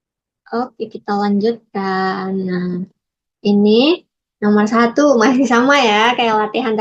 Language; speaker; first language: Indonesian; native; Indonesian